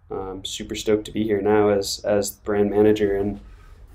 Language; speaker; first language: English; native; English